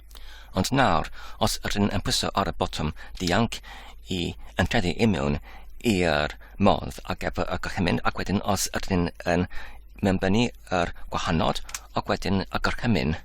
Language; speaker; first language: Welsh; non-native, learner; English